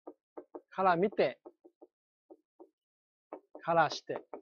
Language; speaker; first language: Japanese; non-native, fluent; Chinese